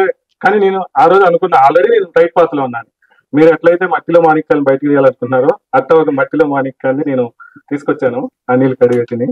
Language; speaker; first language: Telugu; native; Telugu